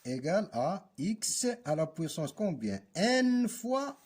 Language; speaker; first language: French; non-native, local second language; Arabic